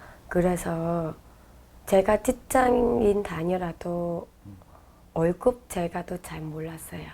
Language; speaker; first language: Korean; non-native, learner; Vietnamese